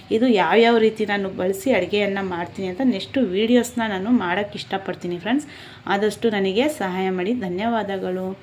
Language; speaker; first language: Kannada; non-native, local second language; Urdu